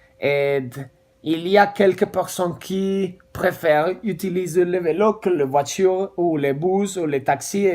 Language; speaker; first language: French; non-native, learner; Spanish